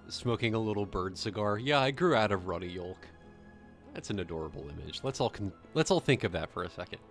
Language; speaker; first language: English; native; English